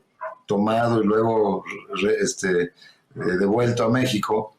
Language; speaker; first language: Spanish; native; Spanish